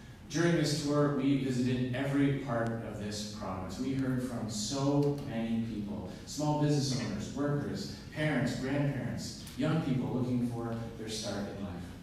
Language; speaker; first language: English; native; English